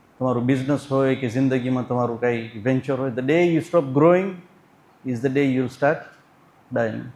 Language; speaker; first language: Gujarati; early bilingual, heritage; Gujarati